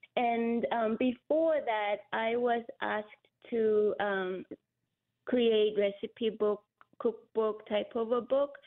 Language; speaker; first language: English; non-native, fluent; Korean